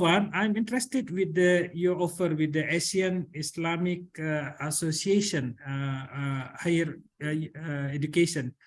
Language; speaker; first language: English; non-native, learner; Indonesian